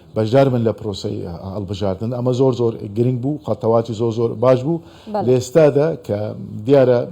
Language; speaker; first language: Central Kurdish; non-native, local second language; Azerbaijani